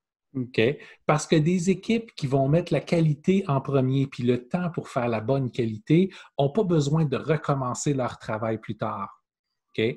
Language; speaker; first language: French; native; French